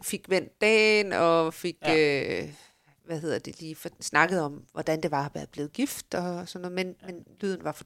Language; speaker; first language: Danish; native; Danish